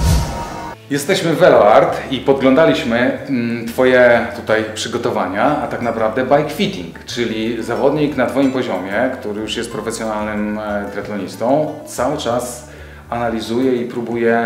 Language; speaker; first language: Polish; native; Polish